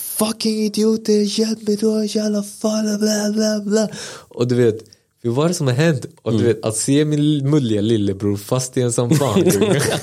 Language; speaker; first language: Swedish; early bilingual, other home language; Spanish